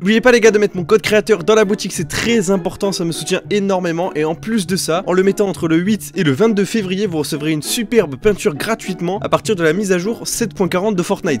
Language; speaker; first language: French; native; French